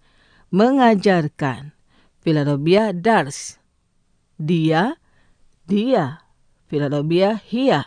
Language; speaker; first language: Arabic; non-native, fluent; Indonesian